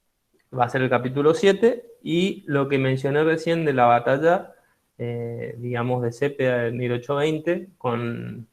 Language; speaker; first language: Spanish; native; Spanish